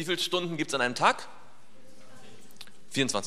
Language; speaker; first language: German; native; German